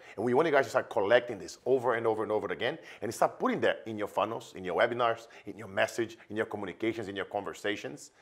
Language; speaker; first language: English; non-native, fluent; Portuguese